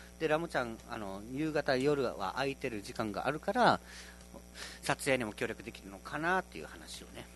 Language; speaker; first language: Japanese; native; Japanese